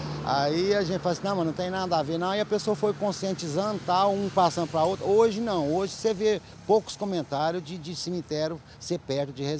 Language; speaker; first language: Portuguese; native; Portuguese